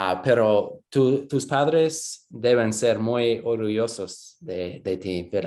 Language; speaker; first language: Spanish; non-native, fluent; English